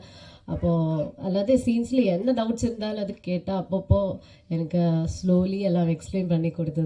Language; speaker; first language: Tamil; non-native, fluent; Malayalam